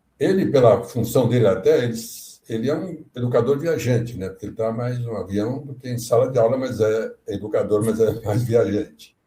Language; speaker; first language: Portuguese; native; Portuguese